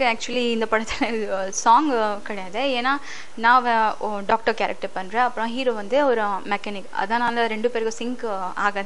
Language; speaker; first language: Tamil; non-native, fluent; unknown